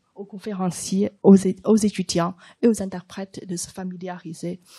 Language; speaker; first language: French; non-native, fluent; Chinese